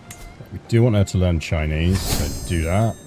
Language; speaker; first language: English; native; English